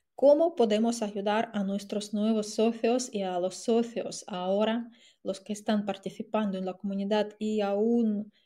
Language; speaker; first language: Spanish; non-native, fluent; Russian